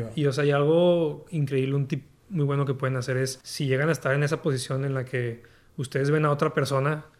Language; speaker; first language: Spanish; native; Spanish